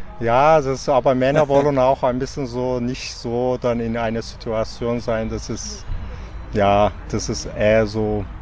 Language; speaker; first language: German; non-native, fluent; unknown